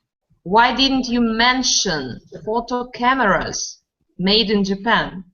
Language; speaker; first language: English; non-native, fluent; Russian